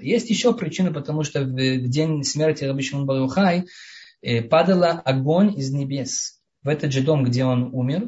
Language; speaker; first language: Russian; early bilingual, heritage; Russian